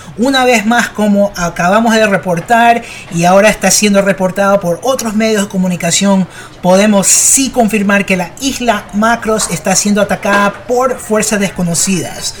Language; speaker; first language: Spanish; early bilingual, heritage; Spanish